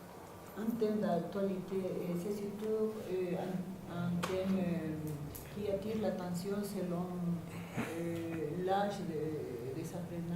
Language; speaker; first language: French; non-native, fluent; Spanish